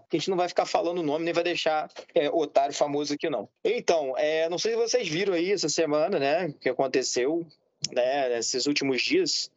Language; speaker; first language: Portuguese; native; Portuguese